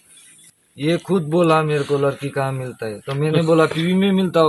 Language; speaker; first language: Hindi; non-native, local second language; Bangla